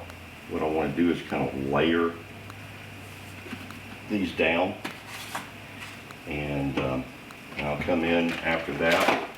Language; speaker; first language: English; native; English